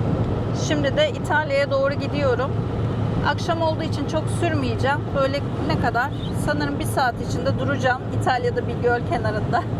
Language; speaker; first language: Turkish; native; Turkish